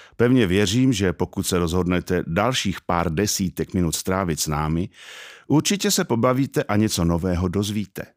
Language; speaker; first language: Czech; native; Czech